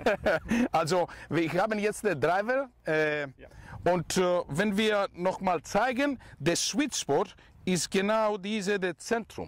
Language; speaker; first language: German; non-native, fluent; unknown